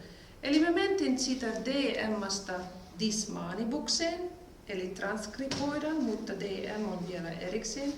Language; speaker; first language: Finnish; non-native, fluent; German